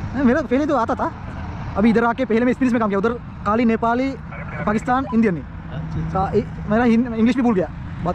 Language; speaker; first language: Hindi; non-native, learner; Sinhala